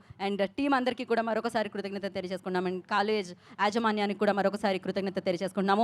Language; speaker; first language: Telugu; native; Telugu